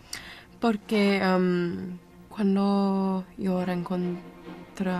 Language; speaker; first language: Spanish; non-native, learner; French